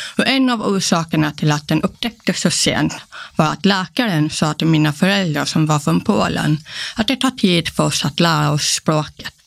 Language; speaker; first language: Swedish; early bilingual, other home language; Polish